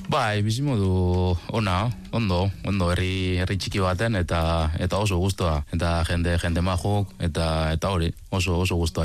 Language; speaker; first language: Basque; non-native, fluent; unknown